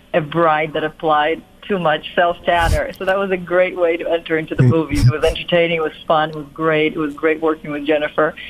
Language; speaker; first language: English; non-native, fluent; Polish